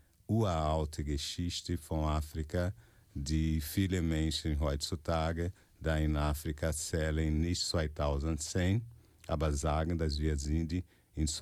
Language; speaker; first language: German; non-native, fluent; Portuguese